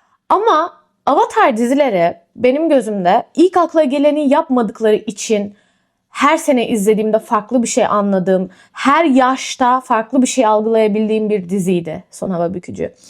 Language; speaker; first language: Turkish; native; Turkish